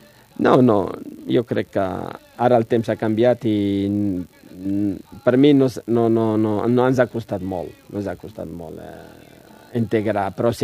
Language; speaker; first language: Catalan; non-native, fluent; Riffian